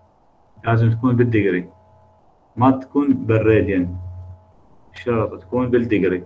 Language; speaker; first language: Arabic; native; Arabic